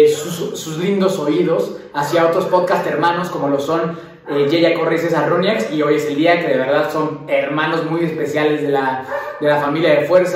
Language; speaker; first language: Spanish; native; Spanish